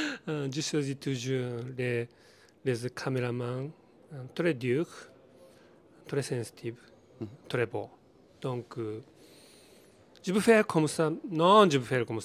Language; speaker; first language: French; non-native, learner; Japanese